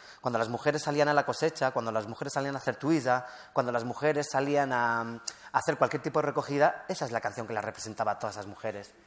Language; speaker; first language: Spanish; early bilingual, other home language; Riffian